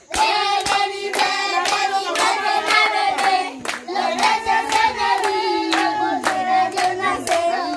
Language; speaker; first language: Spanish; native; Spanish